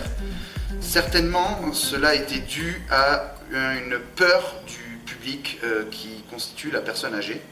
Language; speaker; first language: French; native; French